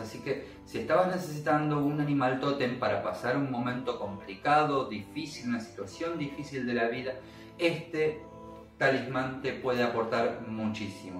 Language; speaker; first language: Spanish; native; Spanish